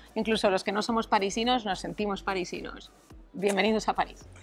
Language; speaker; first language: Spanish; native; Spanish